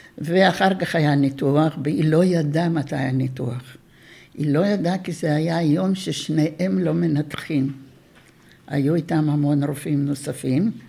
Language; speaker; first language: Hebrew; early bilingual, other home language; Bulgarian